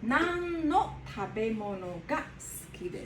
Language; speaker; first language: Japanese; non-native, fluent; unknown